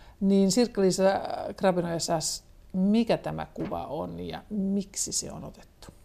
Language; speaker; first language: Finnish; native; Finnish